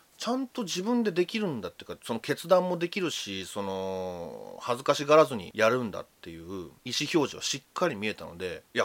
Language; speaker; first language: Japanese; native; Japanese